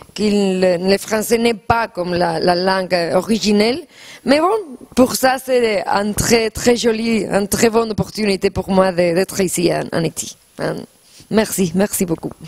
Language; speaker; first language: French; non-native, learner; Spanish